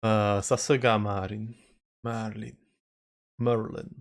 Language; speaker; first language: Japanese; non-native, learner; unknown